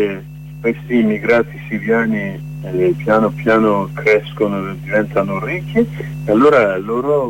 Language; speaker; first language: Italian; non-native, learner; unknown